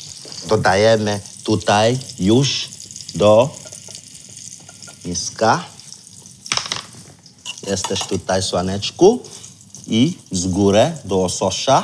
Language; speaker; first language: Polish; non-native, learner; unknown